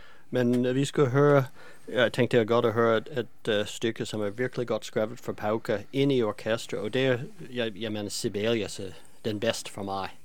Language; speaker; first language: Danish; non-native, fluent; English